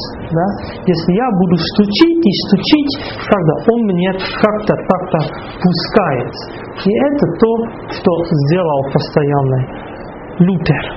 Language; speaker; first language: Russian; non-native, fluent; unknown